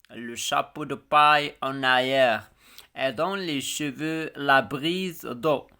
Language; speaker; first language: French; non-native, local second language; Arabic